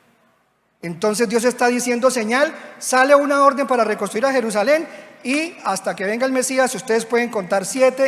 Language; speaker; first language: Spanish; native; Spanish